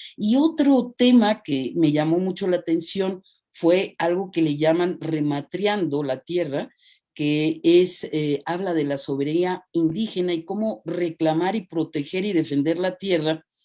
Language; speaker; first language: Spanish; native; Spanish